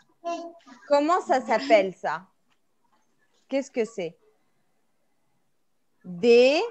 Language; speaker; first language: French; non-native, fluent; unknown